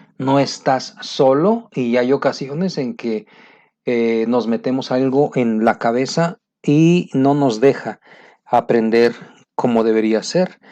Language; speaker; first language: Spanish; native; Spanish